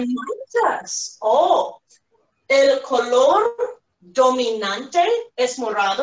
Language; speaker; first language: Spanish; non-native, fluent; English